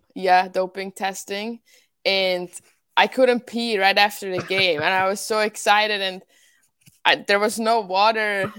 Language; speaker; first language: English; non-native, fluent; Swiss German